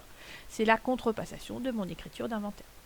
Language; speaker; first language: French; native; French